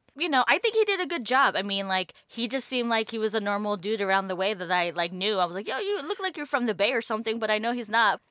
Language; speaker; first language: English; native; English